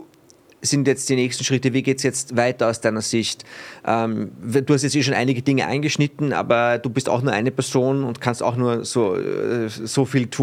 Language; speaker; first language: German; native; German